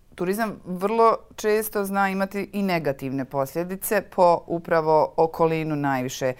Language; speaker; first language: Croatian; native; Croatian